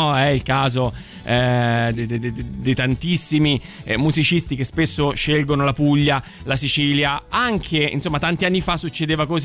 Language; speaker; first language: Italian; native; Italian